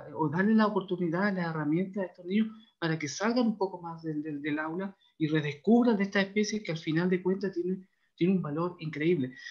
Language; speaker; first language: Spanish; native; Spanish